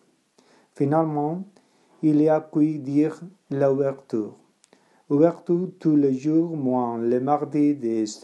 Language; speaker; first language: French; non-native, learner; Spanish